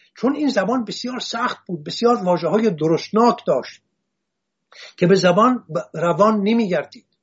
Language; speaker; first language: Persian; non-native, local second language; Assyrian Neo-Aramaic